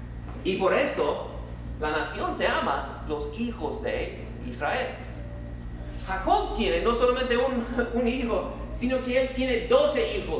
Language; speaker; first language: Spanish; non-native, fluent; English